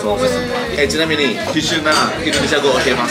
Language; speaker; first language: Japanese; non-native, fluent; Indonesian